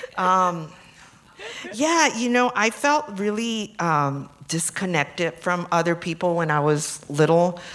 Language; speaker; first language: English; early bilingual, other home language; Spanish